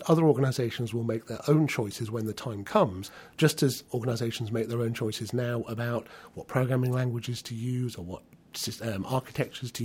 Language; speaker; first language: English; native; English